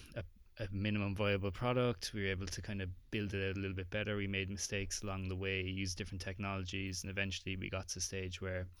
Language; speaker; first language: English; native; English